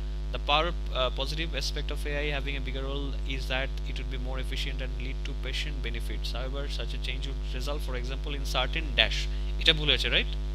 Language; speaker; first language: English; non-native, local second language; Bangla